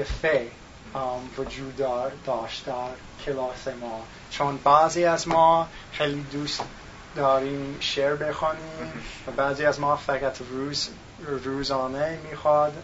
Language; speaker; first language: Tajik; non-native, learner; English